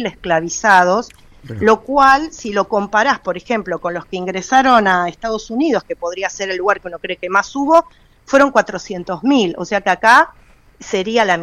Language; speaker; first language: Spanish; native; Spanish